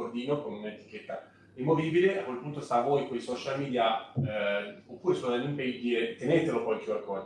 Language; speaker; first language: Italian; native; Italian